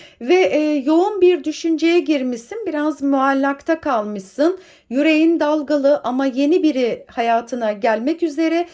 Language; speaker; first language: Turkish; native; Turkish